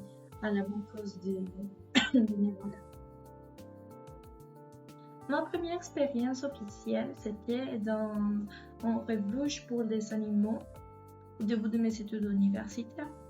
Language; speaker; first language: French; non-native, fluent; Spanish